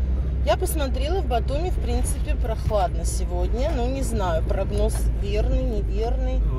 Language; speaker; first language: Russian; native; Russian